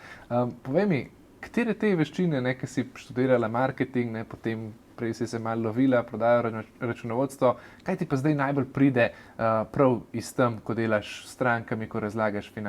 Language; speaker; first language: Slovenian; native; Slovenian